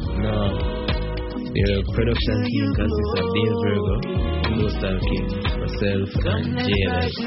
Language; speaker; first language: English; non-native, local second language; Jamaican Creole English